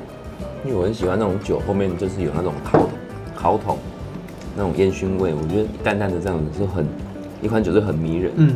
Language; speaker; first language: Chinese; native; Chinese